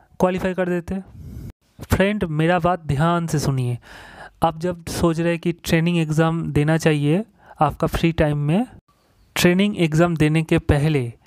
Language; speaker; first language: Hindi; non-native, local second language; Bangla